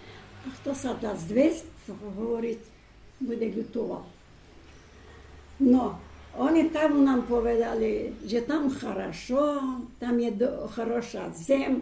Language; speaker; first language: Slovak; non-native, learner; Ukrainian